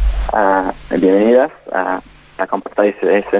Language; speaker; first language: Spanish; non-native, fluent; English